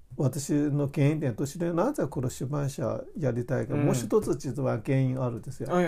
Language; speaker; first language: Japanese; non-native, fluent; Chinese